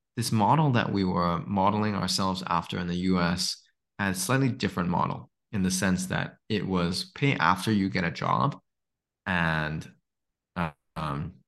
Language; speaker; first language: English; native; English